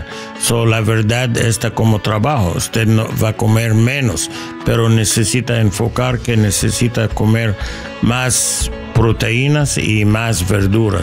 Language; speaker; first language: Spanish; non-native, learner; English